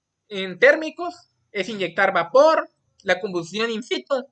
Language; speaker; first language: Spanish; native; Spanish